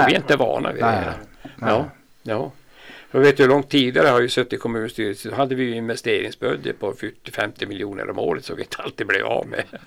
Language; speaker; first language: Swedish; native; Swedish